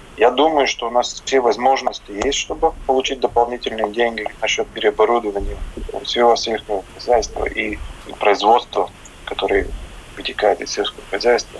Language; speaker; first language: Russian; non-native, local second language; Latvian